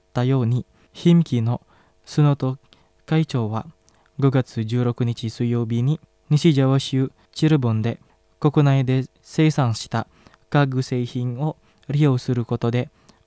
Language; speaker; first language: Japanese; non-native, fluent; Indonesian